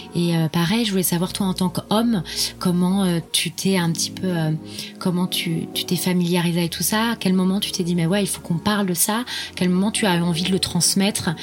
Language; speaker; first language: French; native; French